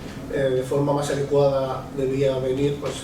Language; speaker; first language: Spanish; native; Spanish